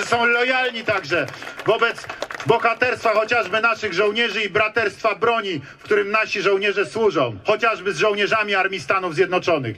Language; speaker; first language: Polish; native; Polish